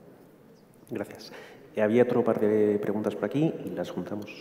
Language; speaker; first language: Spanish; native; Spanish